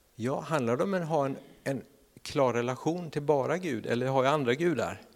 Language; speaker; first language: Swedish; native; Swedish